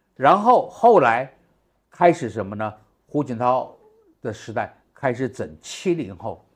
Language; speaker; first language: Chinese; native; Chinese